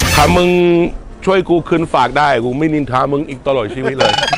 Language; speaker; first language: Thai; non-native, fluent; English